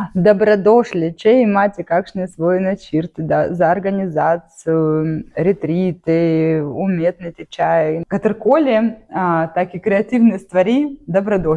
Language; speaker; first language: Slovenian; non-native, fluent; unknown